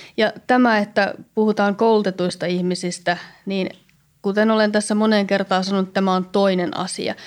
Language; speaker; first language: Finnish; native; Finnish